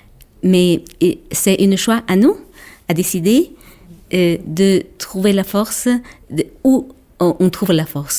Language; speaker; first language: French; non-native, local second language; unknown